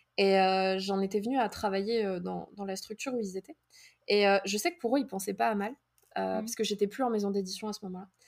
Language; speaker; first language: French; native; French